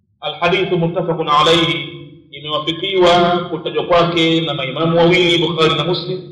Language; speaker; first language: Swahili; native; Swahili